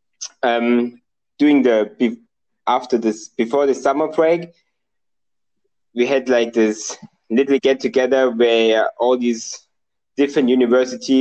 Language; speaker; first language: English; non-native, fluent; German